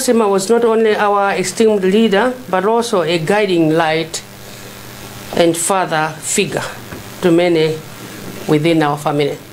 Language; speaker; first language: English; non-native, local second language; Nyanja